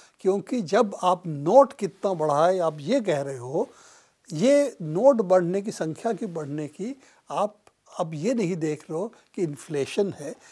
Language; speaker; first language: Hindi; non-native, local second language; Bangla